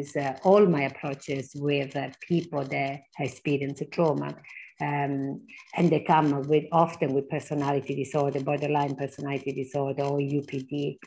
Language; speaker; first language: English; non-native, fluent; Italian